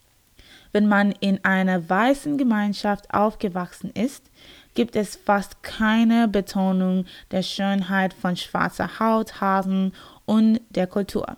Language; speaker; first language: German; non-native, learner; English